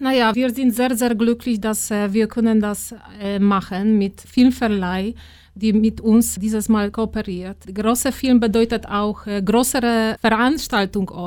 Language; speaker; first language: German; non-native, fluent; Polish